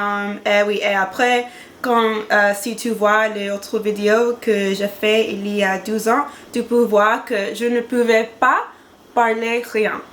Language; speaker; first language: French; non-native, learner; English